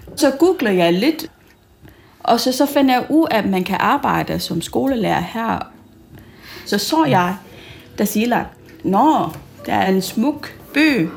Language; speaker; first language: Danish; non-native, fluent; Malay